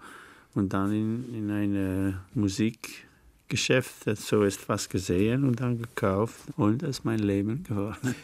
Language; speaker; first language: German; non-native, fluent; French